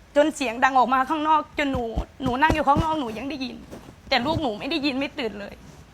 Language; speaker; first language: Thai; native; Thai